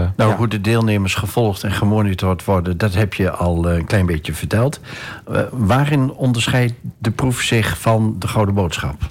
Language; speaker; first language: Dutch; native; Dutch